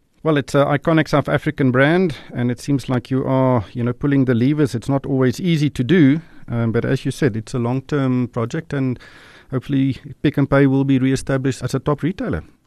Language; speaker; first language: English; non-native, local second language; Afrikaans